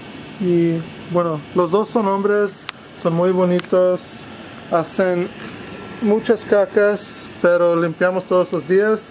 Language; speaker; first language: Spanish; non-native, fluent; English